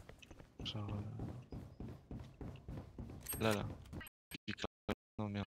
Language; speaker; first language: French; native; French